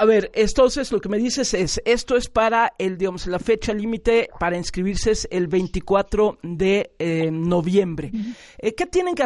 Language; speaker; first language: Spanish; native; Spanish